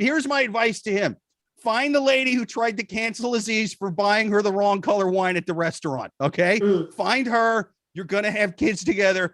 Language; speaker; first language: English; native; English